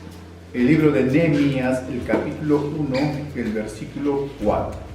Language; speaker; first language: Spanish; native; Spanish